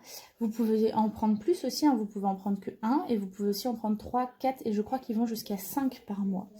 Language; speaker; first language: French; native; French